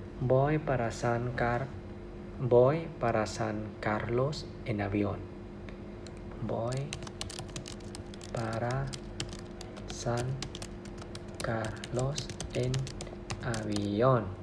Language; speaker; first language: Spanish; non-native, learner; Thai